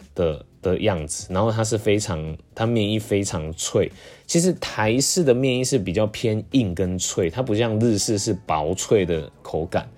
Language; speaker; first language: Chinese; non-native, local second language; Min Nan Chinese